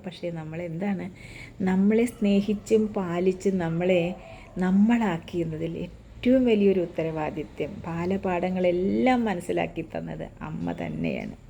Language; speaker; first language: Malayalam; native; Malayalam